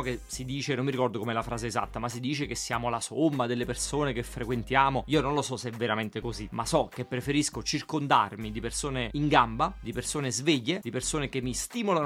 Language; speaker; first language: Italian; native; Italian